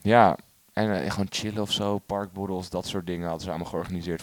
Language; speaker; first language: Dutch; native; Dutch